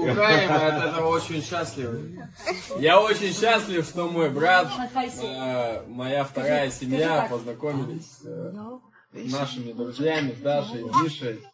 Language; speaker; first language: Russian; native; Russian